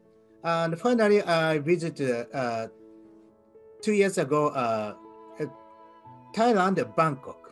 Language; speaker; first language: English; non-native, learner; Japanese